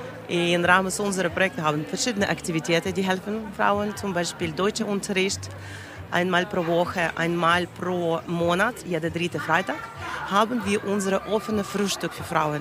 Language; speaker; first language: German; non-native, learner; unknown